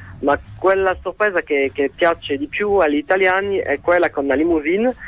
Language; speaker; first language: Italian; non-native, fluent; French